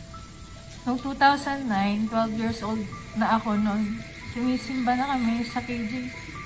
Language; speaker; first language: Filipino; native; Filipino